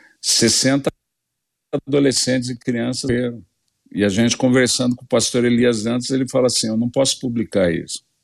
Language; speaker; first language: Portuguese; native; Portuguese